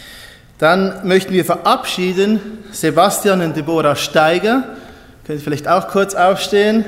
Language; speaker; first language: German; native; German